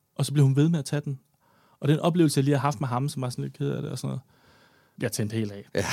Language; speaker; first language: Danish; native; Danish